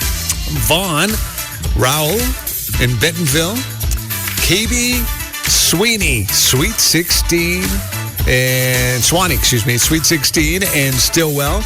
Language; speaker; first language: English; native; English